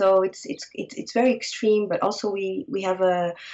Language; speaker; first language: English; non-native, fluent; Portuguese